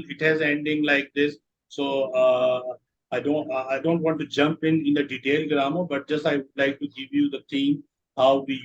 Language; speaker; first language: English; non-native, local second language; Urdu